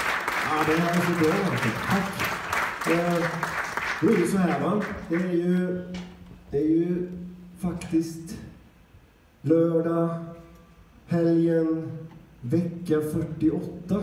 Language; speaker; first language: Swedish; native; Swedish